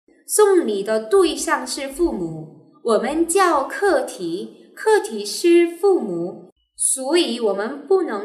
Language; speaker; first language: Chinese; non-native, fluent; Korean